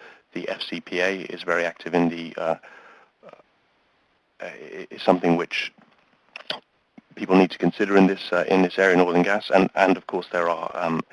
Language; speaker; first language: English; native; English